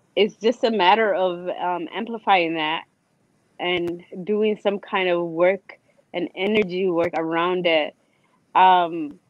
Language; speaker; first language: English; native; English